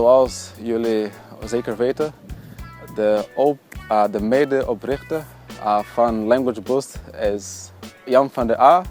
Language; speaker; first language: Dutch; non-native, fluent; Portuguese